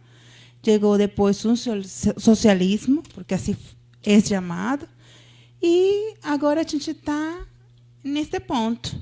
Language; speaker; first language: Portuguese; non-native, fluent; Spanish